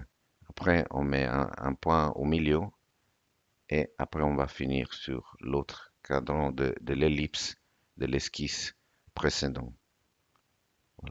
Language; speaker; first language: French; non-native, fluent; Italian